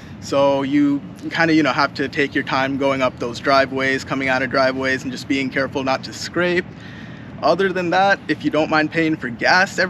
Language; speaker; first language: English; native; English